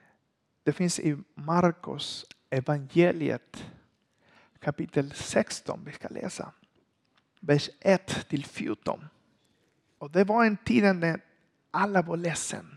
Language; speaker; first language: Swedish; non-native, learner; Spanish